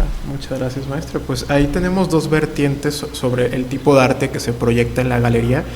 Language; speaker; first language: Spanish; native; Spanish